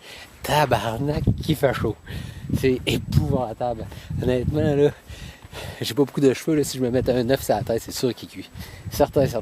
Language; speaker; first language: French; native; French